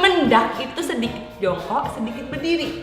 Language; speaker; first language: Indonesian; native; Indonesian